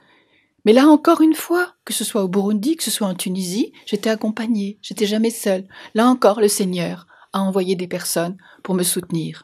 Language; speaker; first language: French; native; French